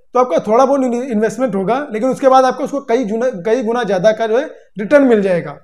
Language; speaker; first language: Hindi; native; Hindi